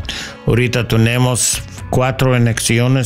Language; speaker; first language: Spanish; non-native, learner; English